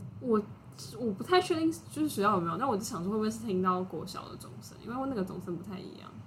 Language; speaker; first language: Chinese; native; Chinese